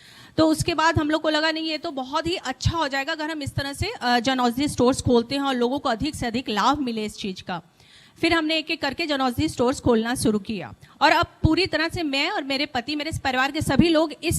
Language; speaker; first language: Hindi; native; Hindi